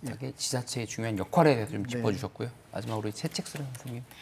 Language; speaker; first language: Korean; native; Korean